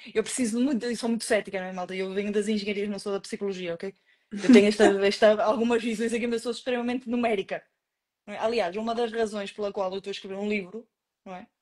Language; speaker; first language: Portuguese; non-native, fluent; Spanish